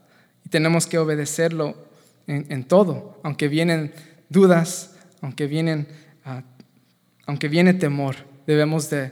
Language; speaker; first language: Spanish; native; Spanish